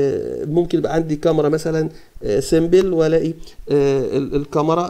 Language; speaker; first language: Arabic; native; Arabic